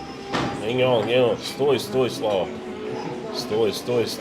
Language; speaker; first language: Russian; native; Russian